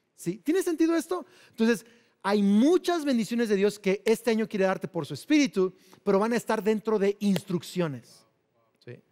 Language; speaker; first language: Spanish; native; Spanish